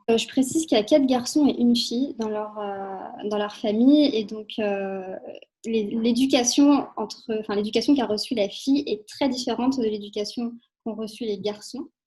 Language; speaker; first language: French; native; French